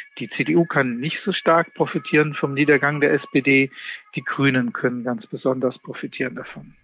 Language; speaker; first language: German; native; German